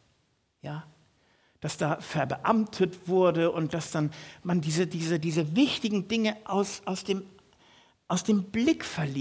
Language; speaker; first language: German; native; German